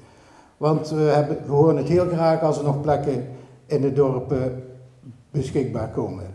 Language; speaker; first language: Dutch; native; Dutch